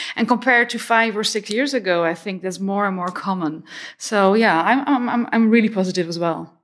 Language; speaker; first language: English; non-native, fluent; Dutch